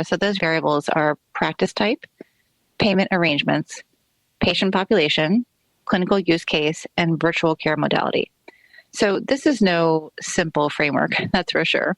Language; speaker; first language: English; native; English